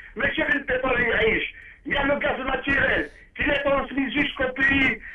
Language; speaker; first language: French; non-native, local second language; Arabic